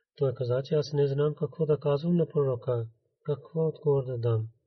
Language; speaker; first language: Bulgarian; non-native, learner; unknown